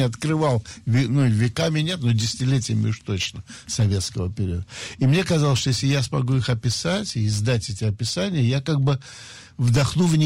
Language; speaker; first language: Russian; native; Russian